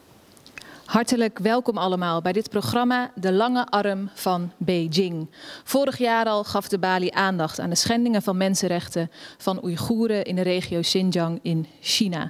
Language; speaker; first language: Dutch; native; Dutch